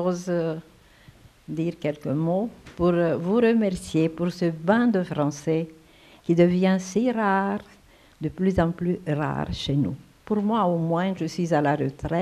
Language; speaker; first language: French; non-native, fluent; Romanian